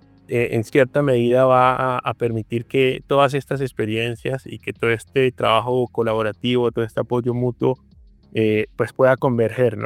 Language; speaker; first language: Spanish; native; Spanish